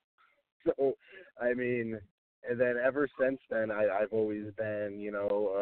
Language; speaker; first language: English; native; English